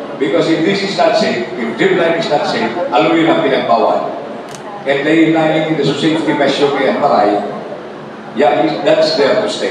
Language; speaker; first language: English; non-native, local second language; Bikol